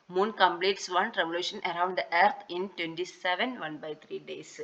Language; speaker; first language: English; non-native, local second language; Malayalam